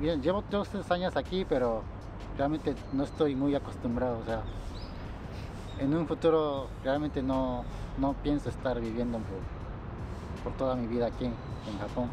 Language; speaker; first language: Spanish; native; Spanish